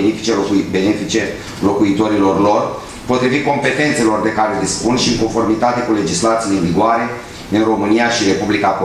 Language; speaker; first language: Romanian; native; Romanian